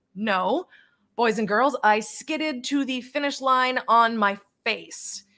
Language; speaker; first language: English; native; English